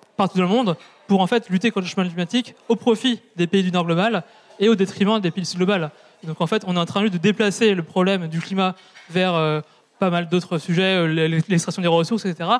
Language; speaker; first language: French; native; French